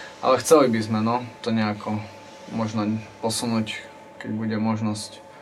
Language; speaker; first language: Slovak; native; Slovak